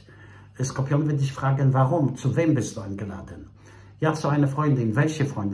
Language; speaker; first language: German; non-native, fluent; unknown